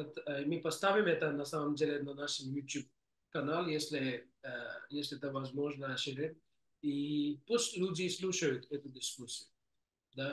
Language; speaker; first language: Russian; non-native, fluent; English